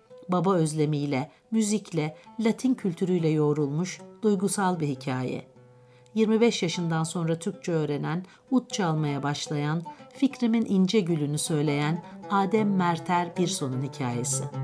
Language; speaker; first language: Turkish; native; Turkish